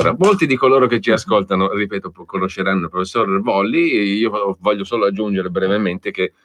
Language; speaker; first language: Italian; native; Italian